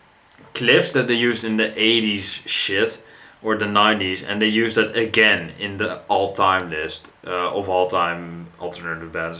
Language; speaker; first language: English; non-native, fluent; Dutch